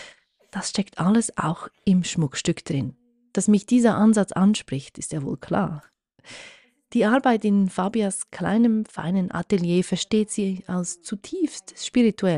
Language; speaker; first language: German; native; German